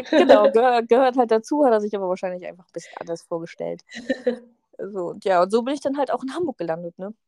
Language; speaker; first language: German; native; German